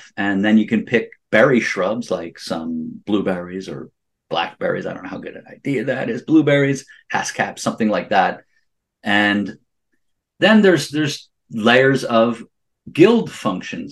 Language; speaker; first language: English; native; English